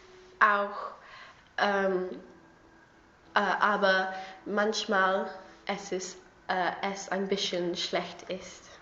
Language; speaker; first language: German; non-native, learner; English